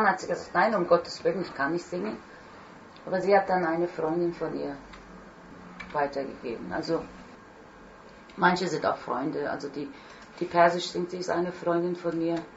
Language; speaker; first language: German; non-native, fluent; Turkish